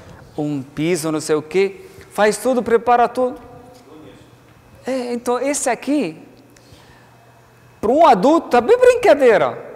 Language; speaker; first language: Portuguese; non-native, learner; Arabic